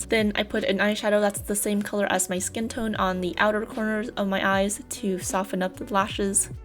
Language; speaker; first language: English; native; English